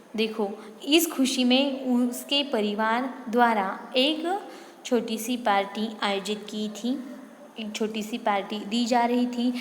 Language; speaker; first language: Hindi; non-native, local second language; Marathi